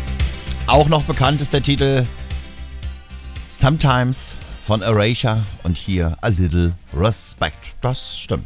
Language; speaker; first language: German; native; German